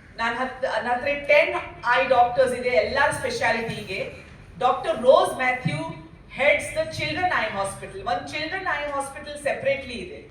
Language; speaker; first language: Kannada; non-native, learner; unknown